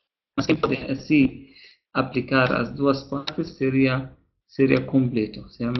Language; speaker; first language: Portuguese; non-native, fluent; Arabic